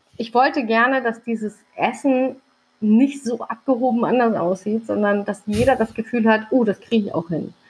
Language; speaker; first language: German; early bilingual, other home language; Turkish